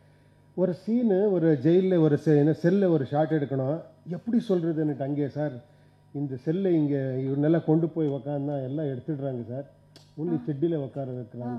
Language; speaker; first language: Tamil; non-native, local second language; Kannada